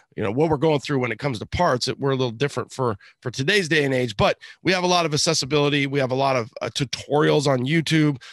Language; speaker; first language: English; native; English